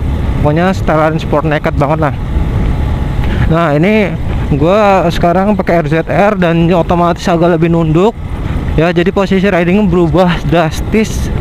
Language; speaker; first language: Indonesian; native; Indonesian